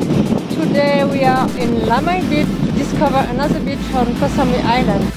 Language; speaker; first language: English; non-native, fluent; French